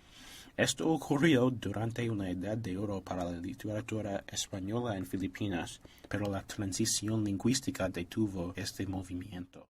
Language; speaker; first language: Spanish; non-native, learner; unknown